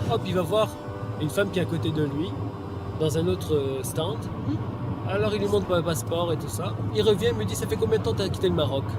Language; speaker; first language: French; native; French